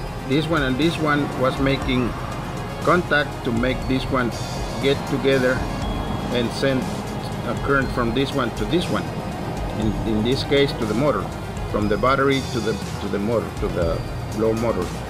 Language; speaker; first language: English; non-native, fluent; Spanish